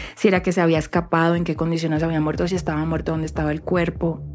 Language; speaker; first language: Spanish; native; Spanish